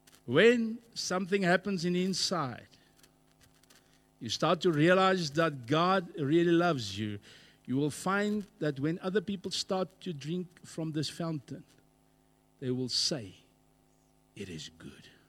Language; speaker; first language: English; non-native, local second language; Afrikaans